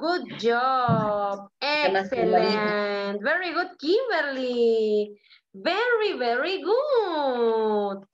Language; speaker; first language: English; non-native, learner; Spanish